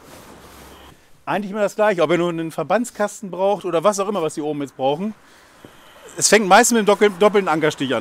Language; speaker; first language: German; native; German